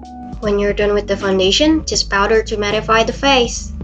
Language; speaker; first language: English; non-native, fluent; Indonesian